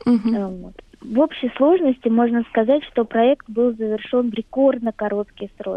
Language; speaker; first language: Russian; native; Russian